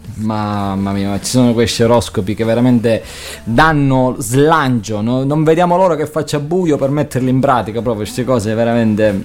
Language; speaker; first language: Italian; native; Italian